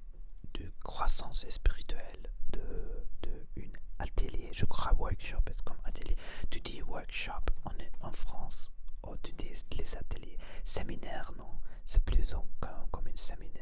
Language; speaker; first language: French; non-native, learner; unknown